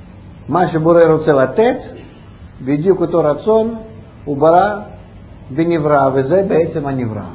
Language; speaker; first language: Hebrew; non-native, fluent; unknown